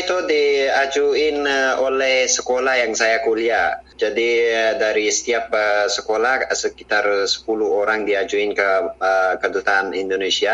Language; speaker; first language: Indonesian; non-native, fluent; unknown